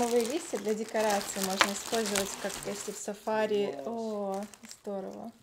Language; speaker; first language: Russian; native; Russian